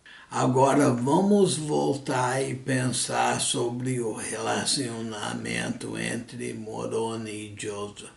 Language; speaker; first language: Portuguese; non-native, fluent; English